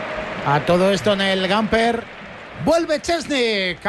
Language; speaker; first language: Spanish; native; Spanish